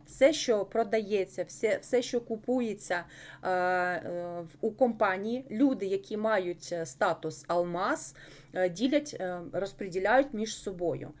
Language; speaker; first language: Ukrainian; non-native, local second language; Russian